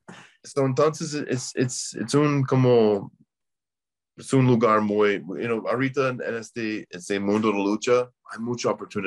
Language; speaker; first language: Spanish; non-native, learner; English